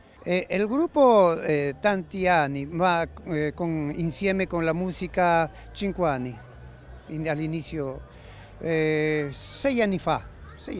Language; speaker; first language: Italian; non-native, learner; Spanish